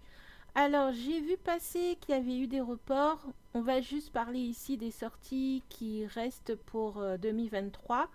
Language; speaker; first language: French; native; French